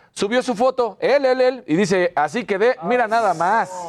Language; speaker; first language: Spanish; native; Spanish